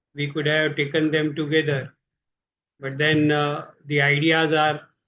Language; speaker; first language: English; non-native, local second language; Hindi